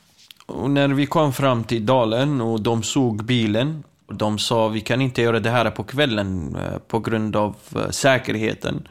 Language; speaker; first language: Swedish; non-native, fluent; Kurdish